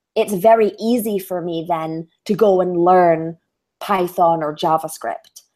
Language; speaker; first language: English; native; English